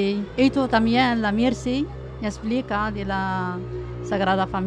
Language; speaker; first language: Spanish; non-native, learner; Arabic